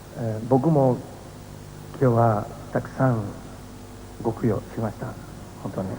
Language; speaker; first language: Japanese; non-native, learner; Spanish